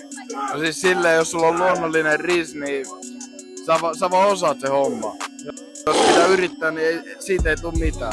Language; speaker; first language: Finnish; native; Finnish